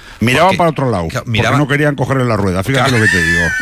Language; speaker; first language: Spanish; native; Spanish